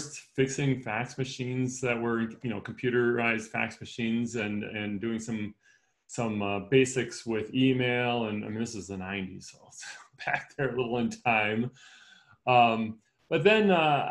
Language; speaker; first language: English; native; English